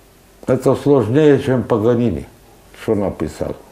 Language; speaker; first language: Russian; non-native, local second language; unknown